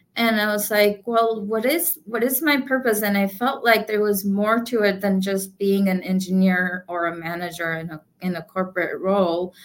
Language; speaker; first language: English; non-native, local second language; Gujarati